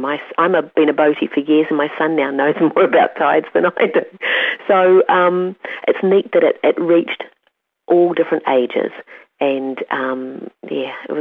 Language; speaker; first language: English; native; English